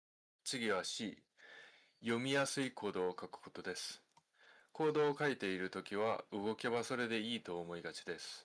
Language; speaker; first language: Japanese; non-native, fluent; Korean